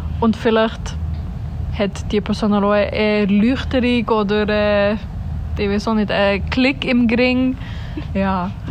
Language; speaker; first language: German; early bilingual, other home language; Swiss German